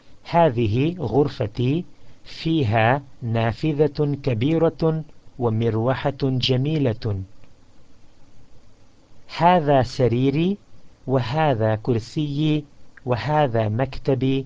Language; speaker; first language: Arabic; non-native, fluent; English